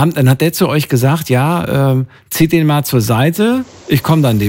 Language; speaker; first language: German; native; German